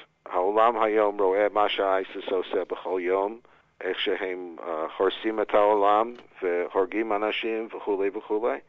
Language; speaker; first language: Hebrew; non-native, fluent; English